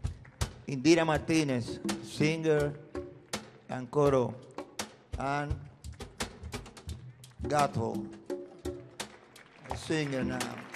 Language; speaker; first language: English; non-native, learner; Spanish